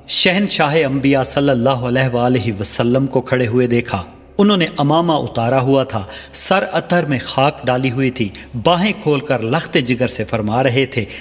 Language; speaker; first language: Urdu; non-native, local second language; Saraiki